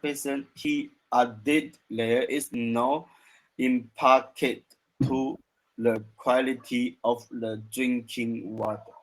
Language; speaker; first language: English; non-native, learner; Chinese